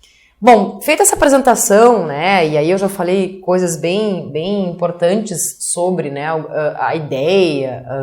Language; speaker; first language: Portuguese; native; Portuguese